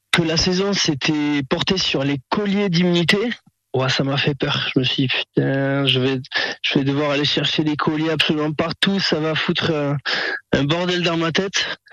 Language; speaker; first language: French; native; French